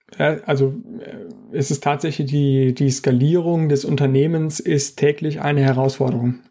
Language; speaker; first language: German; native; German